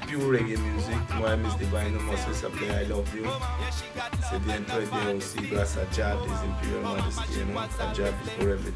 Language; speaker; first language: French; non-native, fluent; English